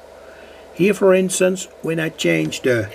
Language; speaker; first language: English; non-native, fluent; Dutch